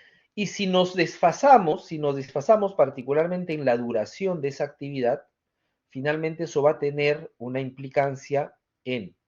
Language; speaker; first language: Spanish; native; Spanish